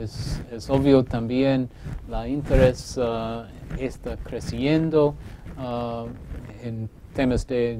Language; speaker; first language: Spanish; non-native, fluent; English